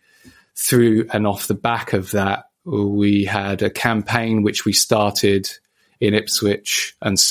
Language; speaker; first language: English; native; English